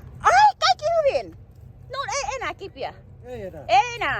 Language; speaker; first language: Finnish; non-native, learner; Thai